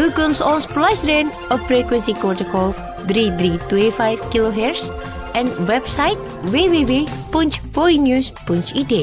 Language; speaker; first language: Dutch; non-native, learner; Indonesian